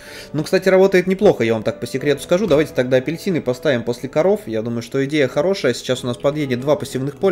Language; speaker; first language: Russian; native; Russian